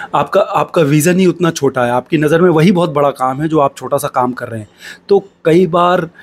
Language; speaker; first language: Hindi; native; Hindi